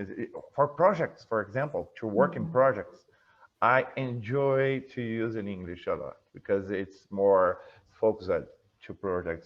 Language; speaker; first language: English; non-native, fluent; Portuguese